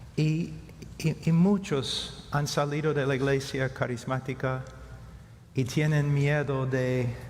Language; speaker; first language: Spanish; non-native, fluent; English